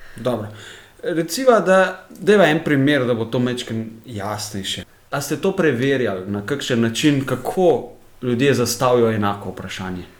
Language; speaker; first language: Slovenian; native; Slovenian